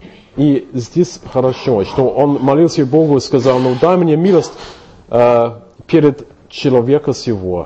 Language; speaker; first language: Russian; non-native, fluent; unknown